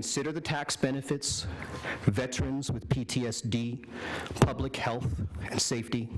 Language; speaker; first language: English; native; English